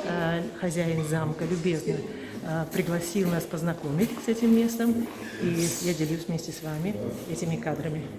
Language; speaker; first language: Russian; native; Russian